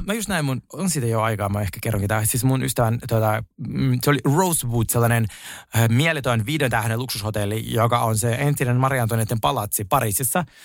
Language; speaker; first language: Finnish; non-native, fluent; Russian